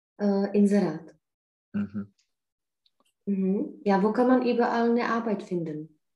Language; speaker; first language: German; non-native, fluent; Czech